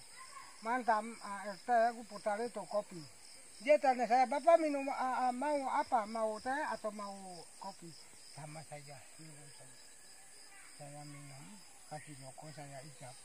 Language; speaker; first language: Indonesian; non-native, local second language; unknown